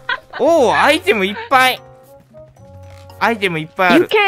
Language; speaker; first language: Japanese; native; Japanese